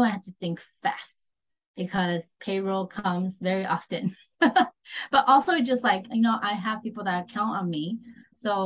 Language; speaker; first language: English; early bilingual, other home language; Chinese